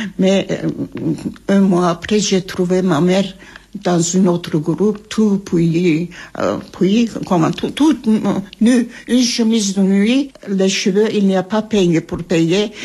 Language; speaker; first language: French; non-native, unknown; Armenian